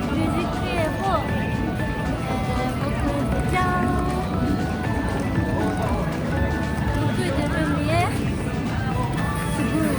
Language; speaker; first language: French; non-native, learner; Japanese